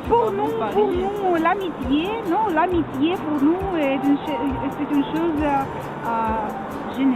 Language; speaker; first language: French; non-native, learner; Russian